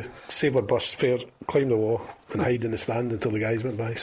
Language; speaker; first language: English; native; English